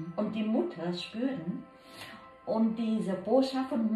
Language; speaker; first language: German; non-native, learner; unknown